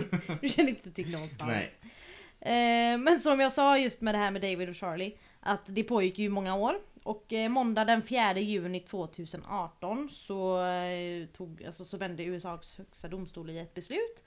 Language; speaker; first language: Swedish; native; Swedish